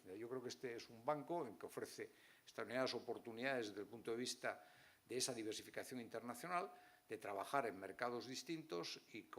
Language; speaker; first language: Spanish; native; Spanish